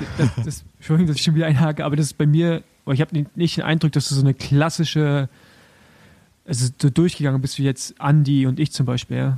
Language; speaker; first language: German; native; German